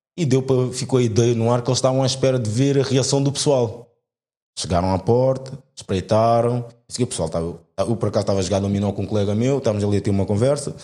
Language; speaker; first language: Portuguese; native; Portuguese